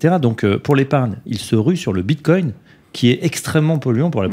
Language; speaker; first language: French; native; French